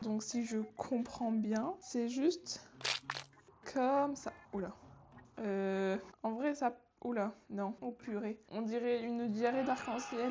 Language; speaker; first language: French; native; French